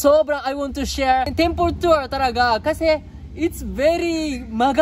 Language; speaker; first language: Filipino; non-native, learner; Japanese